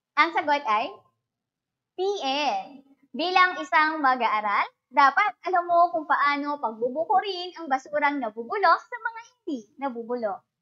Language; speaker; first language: Filipino; native; Filipino